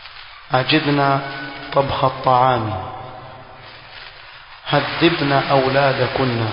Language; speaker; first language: Arabic; non-native, fluent; Swahili